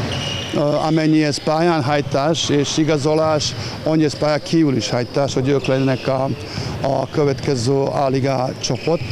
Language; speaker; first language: Hungarian; non-native, learner; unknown